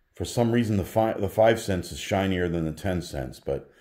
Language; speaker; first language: English; native; English